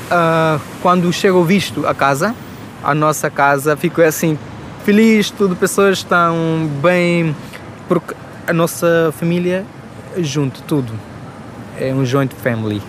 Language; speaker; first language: Portuguese; non-native, fluent; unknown